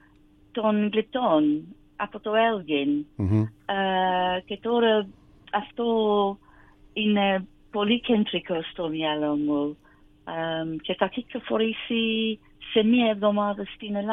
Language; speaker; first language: Greek; non-native, learner; English